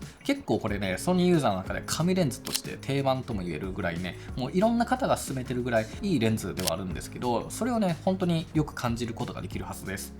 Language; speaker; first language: Japanese; native; Japanese